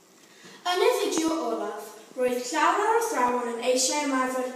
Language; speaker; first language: Welsh; non-native, local second language; English